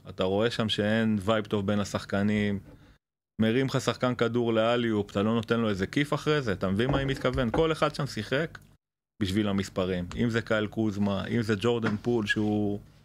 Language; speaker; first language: Hebrew; native; Hebrew